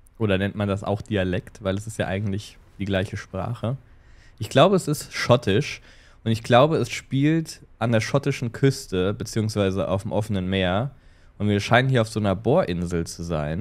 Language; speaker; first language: German; native; German